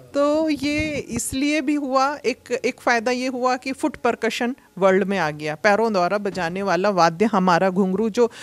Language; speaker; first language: Hindi; native; Hindi